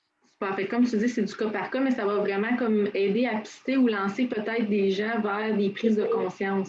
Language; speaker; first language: French; native; French